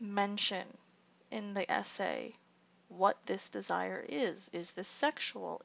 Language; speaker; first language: English; native; English